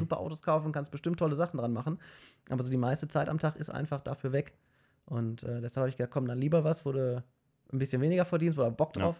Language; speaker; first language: German; native; German